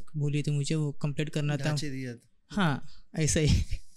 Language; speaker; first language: Hindi; non-native, local second language; Telugu